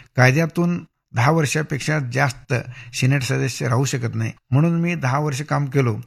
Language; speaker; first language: Marathi; non-native, local second language; Kannada